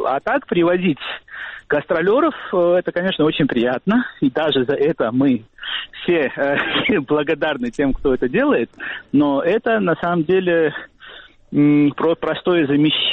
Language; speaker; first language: Russian; non-native, fluent; Georgian